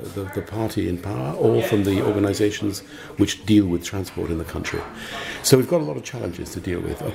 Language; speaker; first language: English; native; English